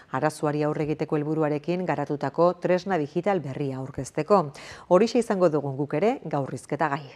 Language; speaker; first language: Basque; native; Basque